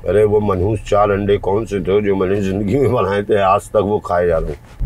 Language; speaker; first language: Hindi; native; Hindi